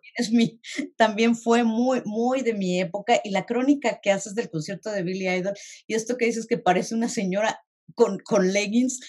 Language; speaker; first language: Spanish; native; Spanish